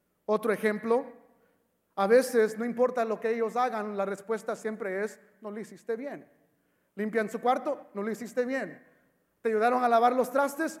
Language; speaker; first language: Spanish; early bilingual, heritage; Spanish